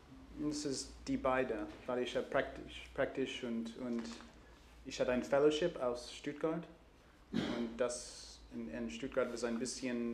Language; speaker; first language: German; non-native, learner; English